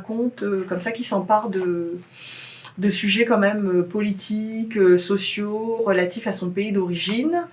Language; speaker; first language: French; native; French